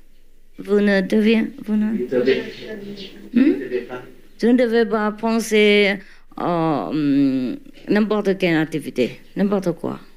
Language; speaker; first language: French; non-native, learner; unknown